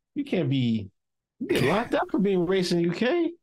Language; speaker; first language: English; native; English